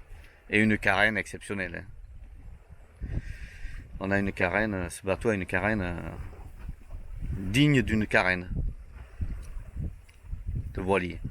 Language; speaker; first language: French; native; French